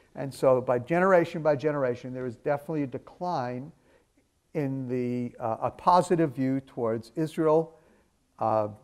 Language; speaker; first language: English; native; English